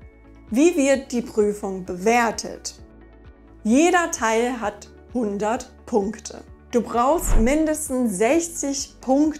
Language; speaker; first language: German; non-native, fluent; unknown